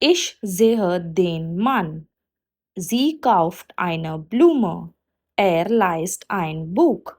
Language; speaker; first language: German; non-native, fluent; Hindi